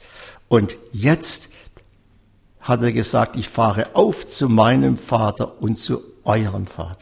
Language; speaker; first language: German; native; German